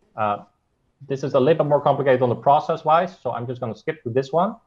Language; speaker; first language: English; non-native, fluent; Dutch